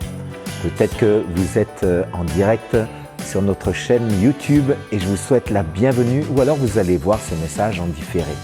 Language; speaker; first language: French; native; French